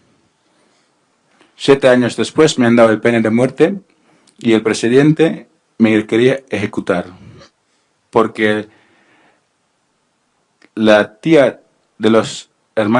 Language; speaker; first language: Spanish; non-native, learner; Filipino